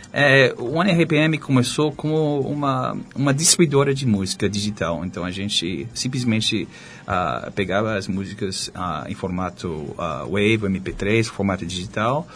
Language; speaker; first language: Portuguese; non-native, fluent; English